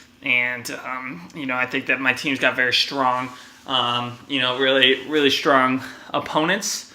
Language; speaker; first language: English; native; English